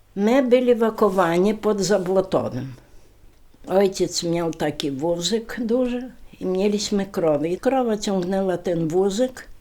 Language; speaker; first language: Polish; native; Polish